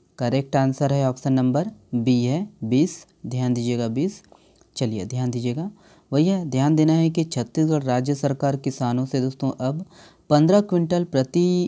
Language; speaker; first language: Hindi; native; Hindi